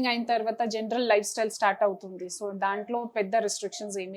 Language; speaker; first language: Telugu; non-native, fluent; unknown